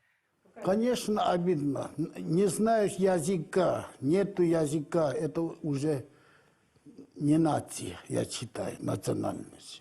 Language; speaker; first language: Russian; non-native, local second language; Korean